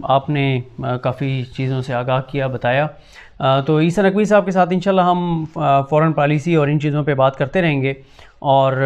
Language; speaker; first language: Urdu; non-native, local second language; Punjabi